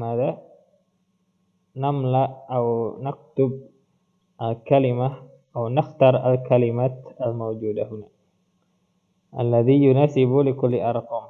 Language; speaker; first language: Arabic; non-native, fluent; Indonesian